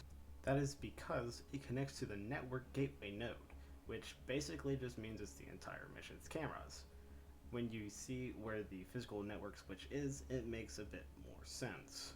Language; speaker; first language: English; native; English